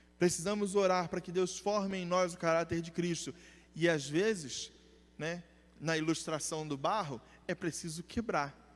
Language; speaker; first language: Portuguese; native; Portuguese